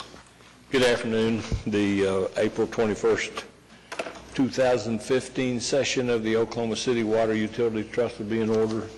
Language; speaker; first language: English; native; English